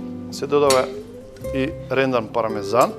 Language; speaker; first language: Macedonian; native; Macedonian